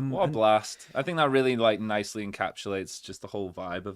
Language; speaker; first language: English; native; English